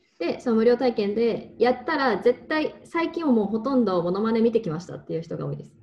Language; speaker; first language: Japanese; native; Japanese